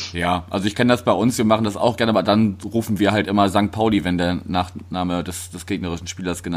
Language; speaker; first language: German; native; German